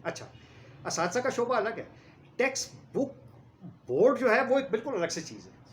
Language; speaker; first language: Urdu; native; Urdu